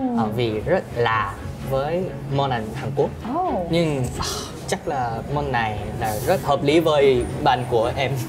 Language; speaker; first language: Vietnamese; non-native, fluent; Korean